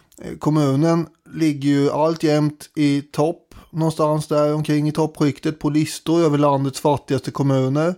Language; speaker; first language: Swedish; native; Swedish